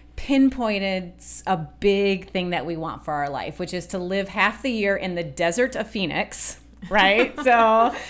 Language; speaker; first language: English; native; English